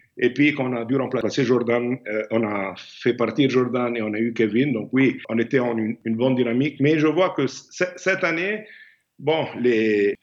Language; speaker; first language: French; non-native, fluent; Arabic